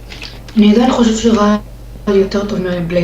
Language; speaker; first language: Hebrew; native; Hebrew